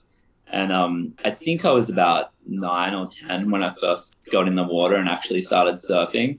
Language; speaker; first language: English; native; English